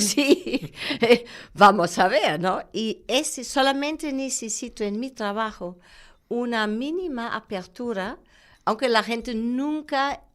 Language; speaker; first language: Spanish; non-native, fluent; German